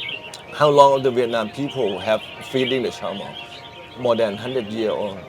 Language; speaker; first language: English; non-native, learner; Thai